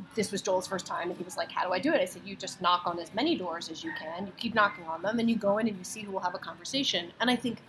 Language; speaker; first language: English; native; English